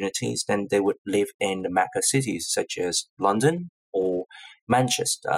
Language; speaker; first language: English; non-native, local second language; Cantonese